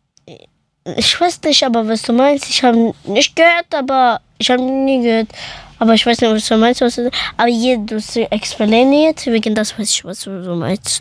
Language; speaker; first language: German; early bilingual, other home language; Persian